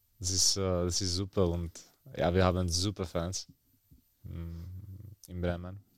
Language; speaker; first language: German; non-native, learner; Czech